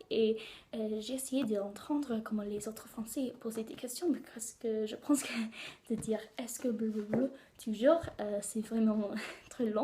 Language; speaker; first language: French; non-native, learner; English